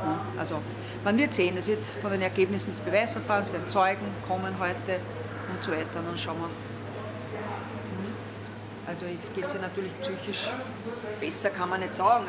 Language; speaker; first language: German; native; German